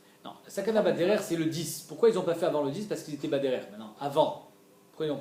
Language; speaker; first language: French; native; French